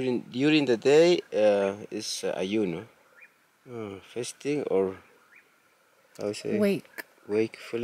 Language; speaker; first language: English; non-native, learner; Spanish